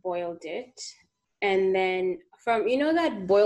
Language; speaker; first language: English; non-native, local second language; Ganda